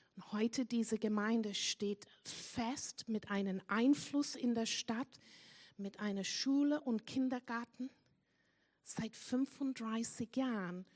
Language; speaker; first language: German; non-native, fluent; English